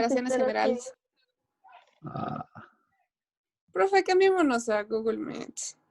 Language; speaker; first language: Spanish; native; Spanish